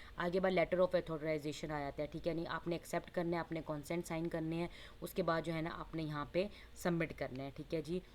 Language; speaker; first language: Hindi; non-native, local second language; Punjabi